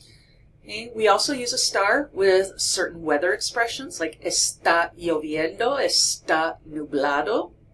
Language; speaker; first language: Spanish; non-native, fluent; English